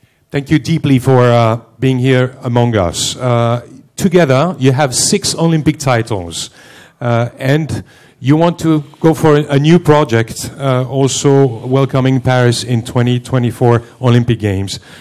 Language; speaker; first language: English; non-native, fluent; French